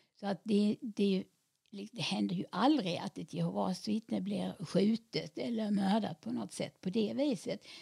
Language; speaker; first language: Swedish; native; Swedish